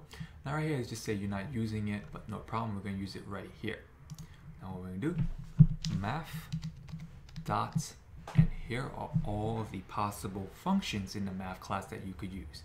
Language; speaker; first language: English; native; English